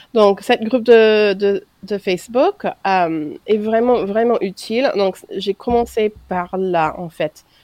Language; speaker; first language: French; non-native, fluent; English